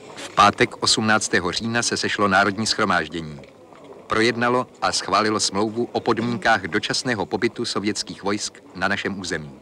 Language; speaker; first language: Czech; native; Czech